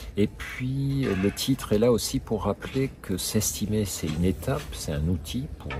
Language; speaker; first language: French; native; French